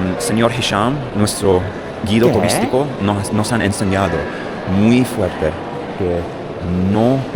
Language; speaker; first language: Spanish; non-native, learner; English